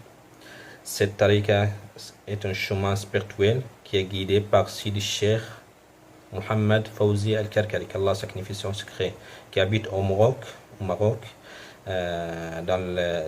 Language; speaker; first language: French; non-native, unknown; Arabic